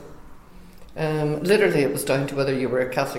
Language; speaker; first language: English; native; English